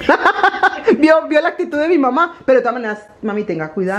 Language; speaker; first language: Spanish; native; Spanish